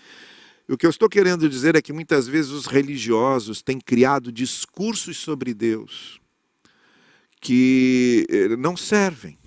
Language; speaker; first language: Portuguese; native; Portuguese